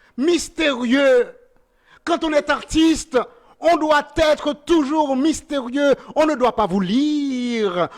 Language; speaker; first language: Haitian Creole; native; Haitian Creole